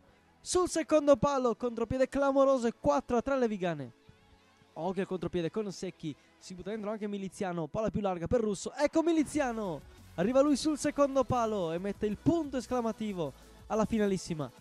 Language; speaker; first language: Italian; native; Italian